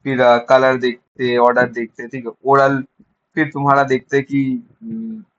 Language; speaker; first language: Hindi; non-native, local second language; Bangla